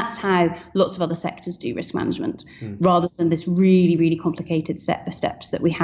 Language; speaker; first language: English; native; English